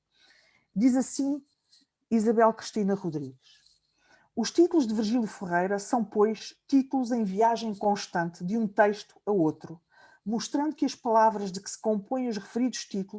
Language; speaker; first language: Portuguese; native; Portuguese